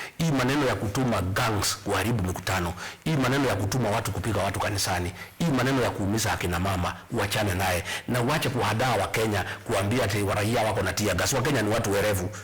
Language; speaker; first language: Swahili; non-native, local second language; Kikuyu